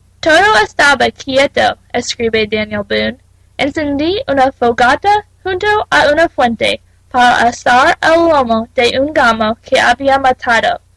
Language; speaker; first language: Spanish; non-native, learner; English